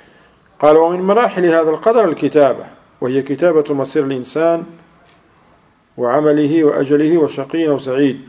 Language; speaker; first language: Arabic; non-native, fluent; English